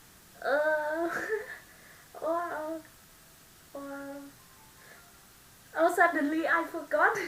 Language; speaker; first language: English; non-native, learner; Vietnamese